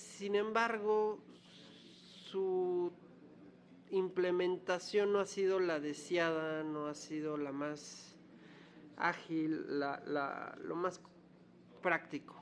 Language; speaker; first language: Spanish; native; Spanish